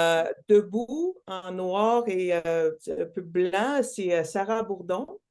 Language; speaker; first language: French; non-native, local second language; English